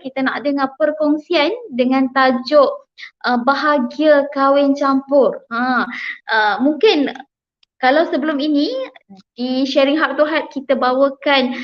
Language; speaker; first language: Malay; native; Malay